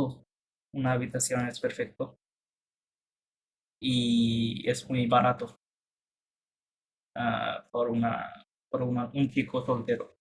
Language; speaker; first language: Spanish; non-native, fluent; Bangla